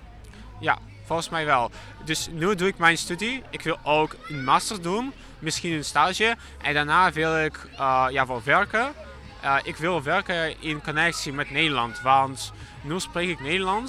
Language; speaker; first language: Dutch; non-native, learner; Ukrainian